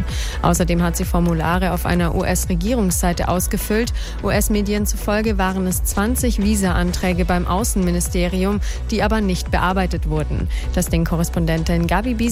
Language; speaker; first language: German; native; German